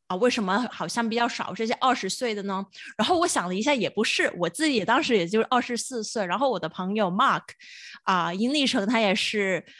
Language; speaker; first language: Chinese; non-native, local second language; Cantonese